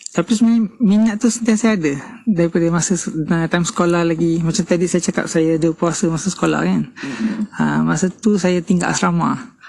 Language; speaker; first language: Malay; non-native, local second language; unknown